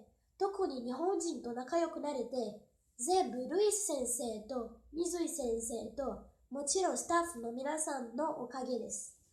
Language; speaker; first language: Japanese; non-native, fluent; Portuguese